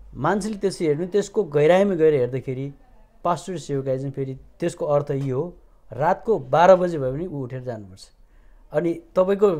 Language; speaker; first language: Nepali; native; Nepali